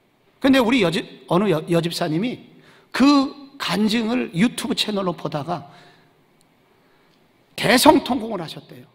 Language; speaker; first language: Korean; native; Korean